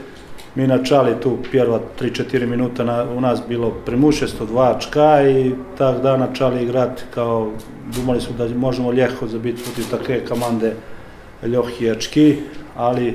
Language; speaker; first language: Russian; non-native, learner; Serbian